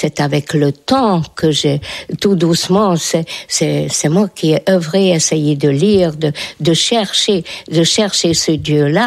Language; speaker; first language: French; non-native, fluent; Hungarian